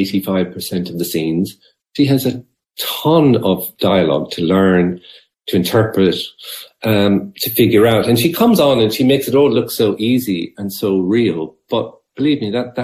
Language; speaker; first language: English; native; English